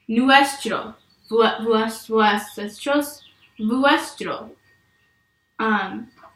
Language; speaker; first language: Spanish; non-native, learner; English